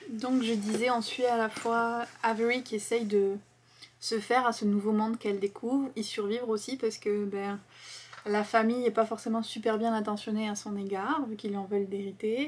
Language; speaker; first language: French; native; French